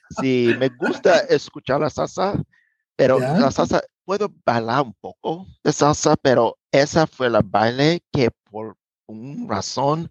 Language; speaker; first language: Spanish; non-native, learner; English